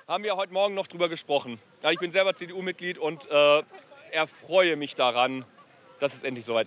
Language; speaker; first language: German; native; German